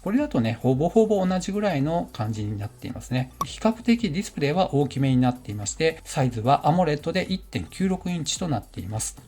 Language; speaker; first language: Japanese; native; Japanese